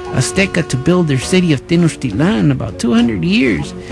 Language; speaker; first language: English; early bilingual, other home language; Spanish